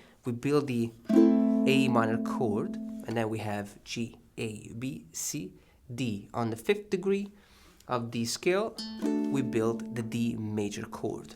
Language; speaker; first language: English; non-native, fluent; Italian